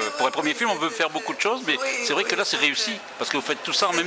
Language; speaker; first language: French; native; French